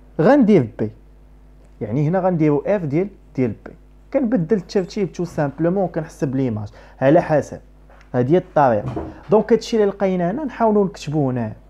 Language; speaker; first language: Arabic; native; Arabic